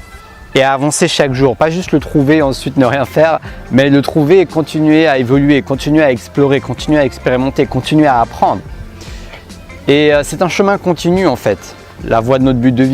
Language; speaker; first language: French; native; French